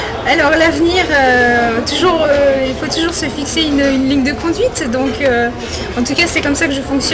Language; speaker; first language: French; native; French